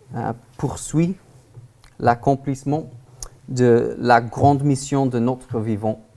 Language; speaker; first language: French; non-native, learner; English